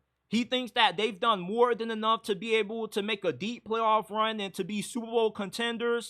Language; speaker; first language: English; native; English